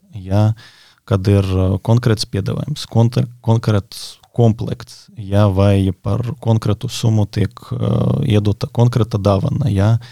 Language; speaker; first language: Latvian; non-native, local second language; Russian